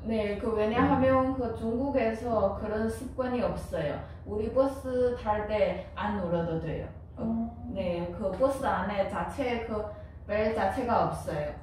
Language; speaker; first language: Korean; non-native, fluent; Chinese